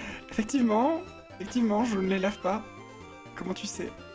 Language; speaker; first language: French; native; French